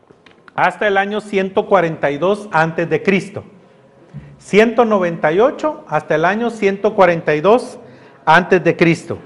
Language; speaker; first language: Spanish; native; Spanish